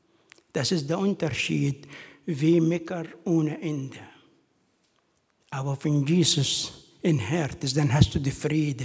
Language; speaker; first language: German; non-native, fluent; Arabic